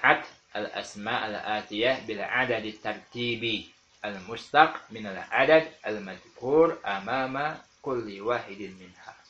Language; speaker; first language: Arabic; non-native, fluent; Indonesian